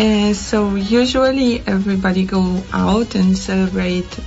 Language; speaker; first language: English; non-native, fluent; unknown